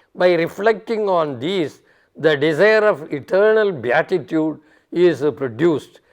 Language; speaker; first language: English; non-native, local second language; Tamil